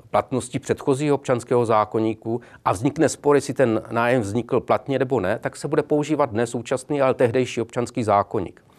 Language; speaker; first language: Czech; native; Czech